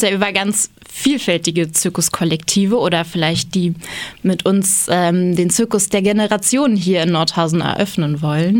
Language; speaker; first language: German; native; German